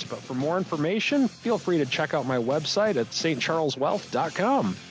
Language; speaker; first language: English; native; English